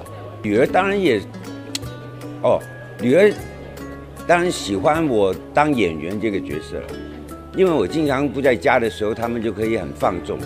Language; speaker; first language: Chinese; non-native, local second language; Cantonese